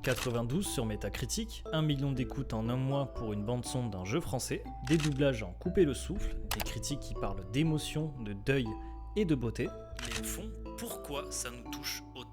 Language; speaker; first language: French; native; French